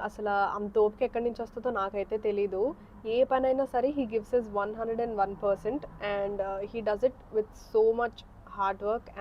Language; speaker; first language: Telugu; early bilingual, heritage; Telugu